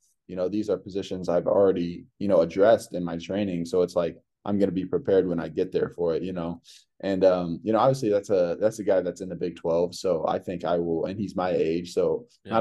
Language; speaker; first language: English; native; English